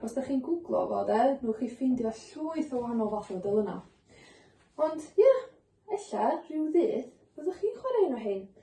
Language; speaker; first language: Welsh; native; Welsh